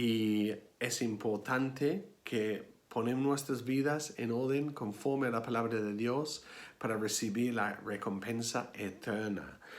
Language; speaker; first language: Spanish; non-native, fluent; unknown